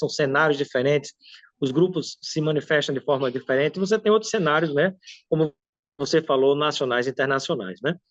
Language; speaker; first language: Portuguese; native; Portuguese